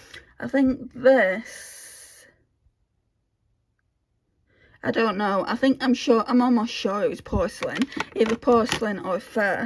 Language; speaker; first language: English; native; English